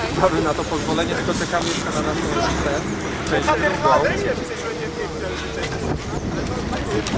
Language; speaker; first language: Polish; native; Polish